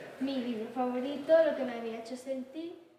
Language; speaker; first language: Spanish; native; Spanish